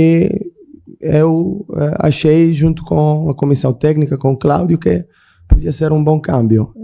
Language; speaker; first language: Portuguese; non-native, learner; Italian